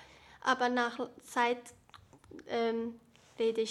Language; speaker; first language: German; early bilingual, other home language; Bosnian